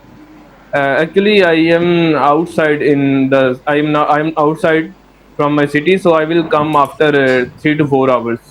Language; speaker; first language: English; non-native, learner; Hindi